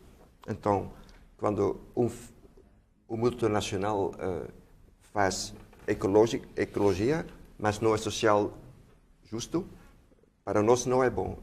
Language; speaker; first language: Portuguese; non-native, fluent; Dutch